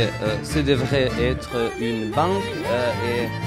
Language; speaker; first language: French; non-native, learner; Bosnian